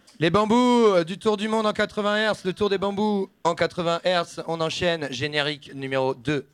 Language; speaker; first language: French; native; French